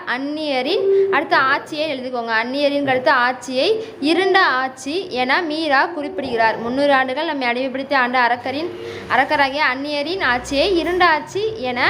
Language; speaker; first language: Tamil; native; Tamil